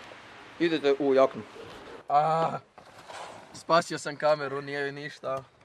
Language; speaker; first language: Croatian; native; Croatian